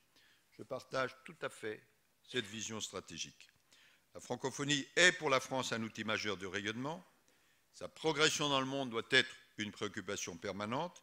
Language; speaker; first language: French; native; French